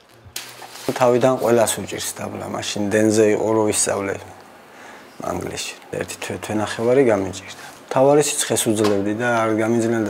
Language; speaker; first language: Georgian; native; Georgian